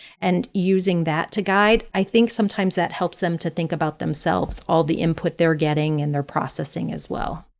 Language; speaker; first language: English; native; English